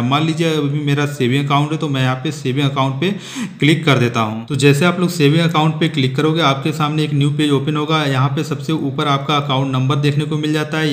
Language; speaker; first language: Hindi; native; Hindi